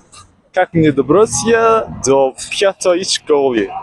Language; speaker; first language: Russian; non-native, learner; Mongolian